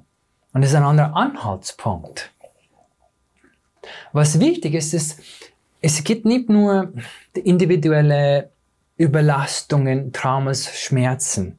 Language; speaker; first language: German; non-native, fluent; English